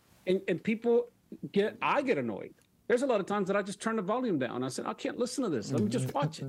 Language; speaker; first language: English; early bilingual, other home language; Spanish